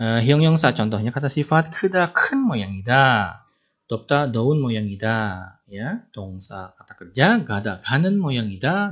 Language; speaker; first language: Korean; non-native, fluent; Indonesian